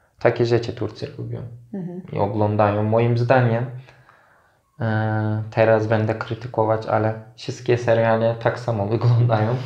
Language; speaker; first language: Polish; non-native, fluent; Turkish